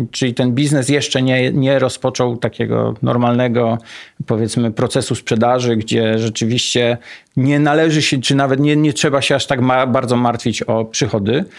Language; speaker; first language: Polish; native; Polish